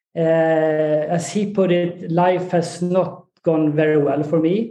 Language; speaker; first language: English; non-native, fluent; Swedish